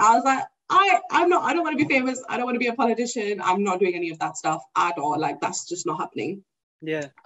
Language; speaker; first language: English; non-native, local second language; Urdu